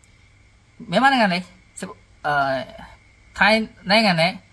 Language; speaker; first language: Burmese; non-native, learner; Khmer